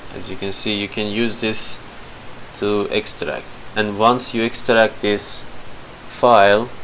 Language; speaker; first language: English; non-native, fluent; Persian